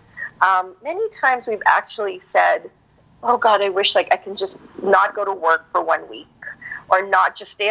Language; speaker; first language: English; non-native, local second language; Filipino